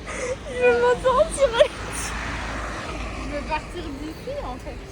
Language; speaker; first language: French; native; French